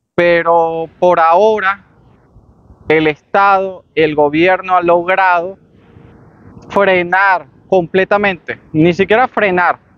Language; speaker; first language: Spanish; native; Spanish